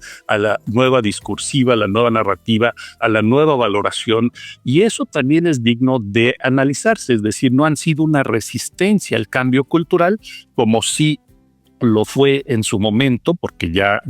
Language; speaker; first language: Spanish; native; Spanish